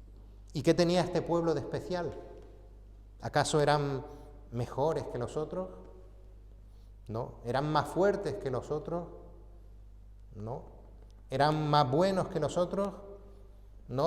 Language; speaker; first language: Spanish; native; Spanish